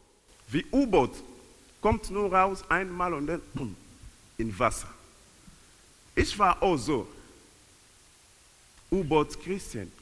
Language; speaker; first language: German; non-native, learner; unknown